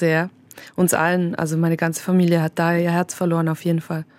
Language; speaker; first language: German; native; German